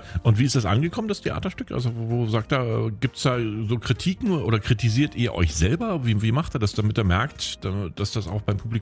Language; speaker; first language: German; native; German